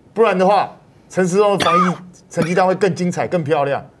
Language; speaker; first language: Chinese; native; Chinese